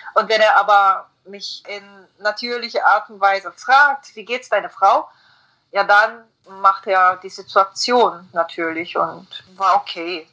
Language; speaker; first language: German; non-native, fluent; Korean